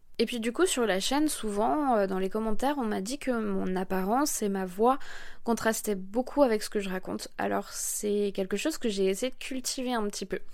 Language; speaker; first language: French; native; French